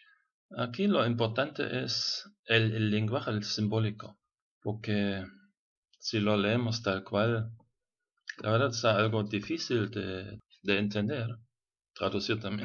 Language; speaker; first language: Spanish; non-native, fluent; German